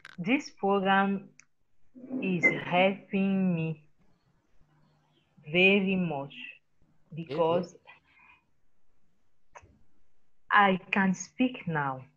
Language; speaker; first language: English; non-native, learner; French